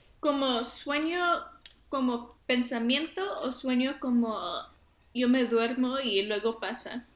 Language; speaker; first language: Spanish; early bilingual, heritage; Spanish